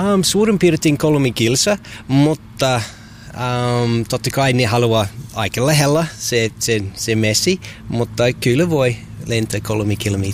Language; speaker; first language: Finnish; non-native, learner; English